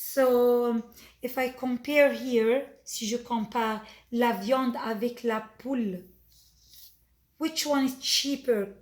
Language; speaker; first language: French; non-native, fluent; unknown